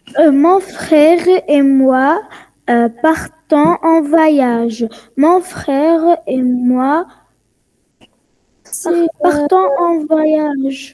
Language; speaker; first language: French; non-native, learner; Arabic